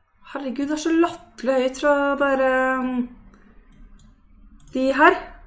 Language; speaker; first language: Norwegian; native; Norwegian